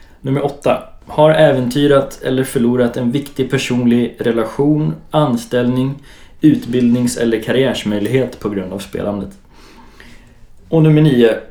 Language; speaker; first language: Swedish; native; Swedish